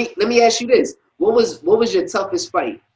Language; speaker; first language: English; native; English